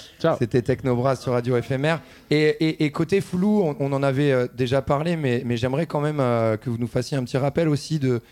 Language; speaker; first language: French; native; French